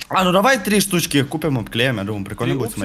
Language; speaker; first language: Russian; native; Russian